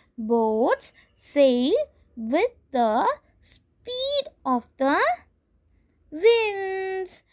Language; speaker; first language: English; non-native, local second language; Tamil